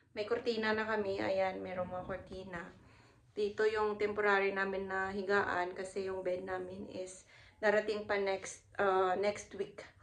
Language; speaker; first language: Filipino; native; Filipino